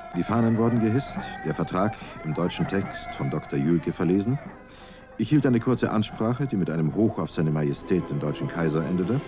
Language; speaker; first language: German; native; German